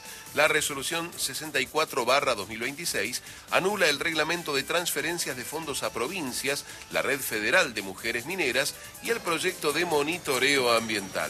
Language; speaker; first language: Spanish; native; Spanish